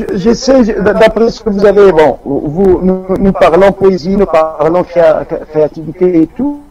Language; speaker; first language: French; non-native, local second language; Arabic